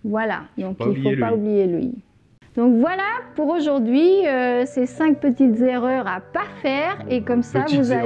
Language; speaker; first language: French; native; French